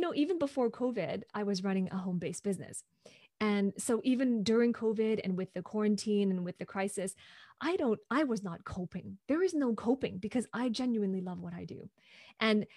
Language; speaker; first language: English; non-native, local second language; Cantonese